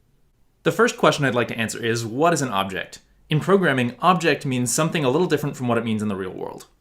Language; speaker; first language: English; native; English